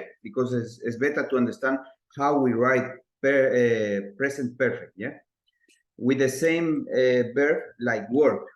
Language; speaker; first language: English; non-native, learner; Spanish